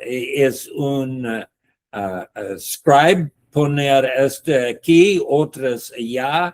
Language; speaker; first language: Spanish; non-native, learner; English